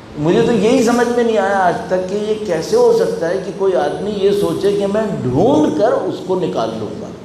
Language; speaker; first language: Urdu; early bilingual, heritage; Urdu